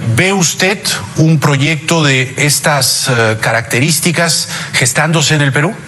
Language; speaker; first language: Spanish; native; Spanish